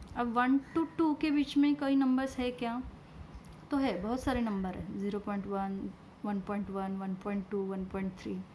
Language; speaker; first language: Hindi; non-native, local second language; Marathi